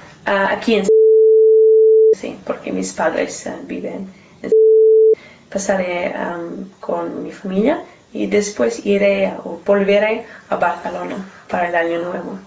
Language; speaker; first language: Spanish; non-native, learner; English